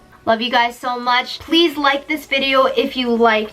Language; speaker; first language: English; native; English